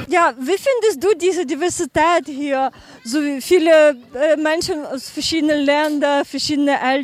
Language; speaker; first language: German; non-native, learner; Ukrainian